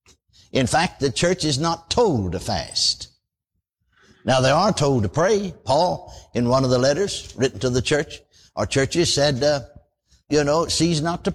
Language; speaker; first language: English; native; English